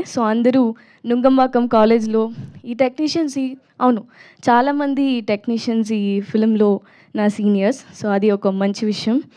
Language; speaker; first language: Telugu; non-native, learner; Tamil